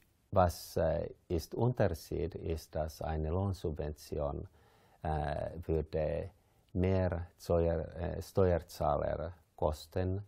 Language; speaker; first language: German; non-native, fluent; Finnish